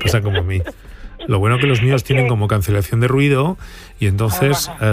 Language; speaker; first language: Spanish; native; Spanish